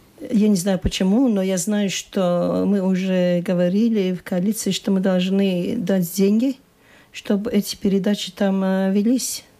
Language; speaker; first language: Russian; non-native, local second language; Latvian